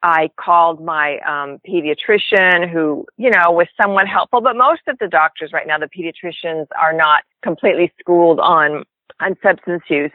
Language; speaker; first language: English; native; English